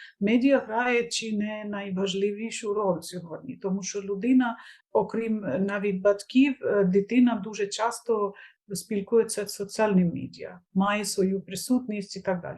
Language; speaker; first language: Ukrainian; non-native, fluent; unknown